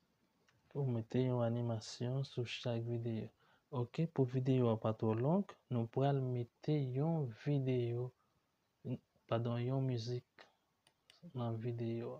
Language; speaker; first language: French; non-native, learner; Haitian Creole